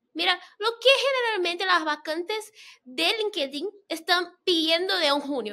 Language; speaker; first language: Spanish; non-native, fluent; Portuguese